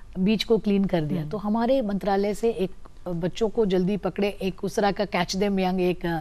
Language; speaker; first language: Hindi; native; Hindi